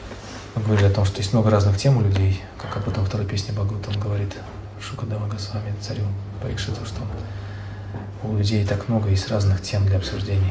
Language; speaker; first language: Russian; native; Russian